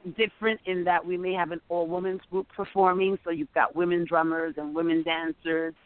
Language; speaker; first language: English; native; English